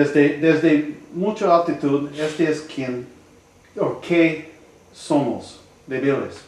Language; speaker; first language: Spanish; non-native, learner; English